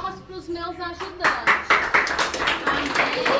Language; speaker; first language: Portuguese; native; Portuguese